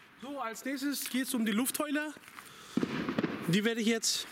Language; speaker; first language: German; native; German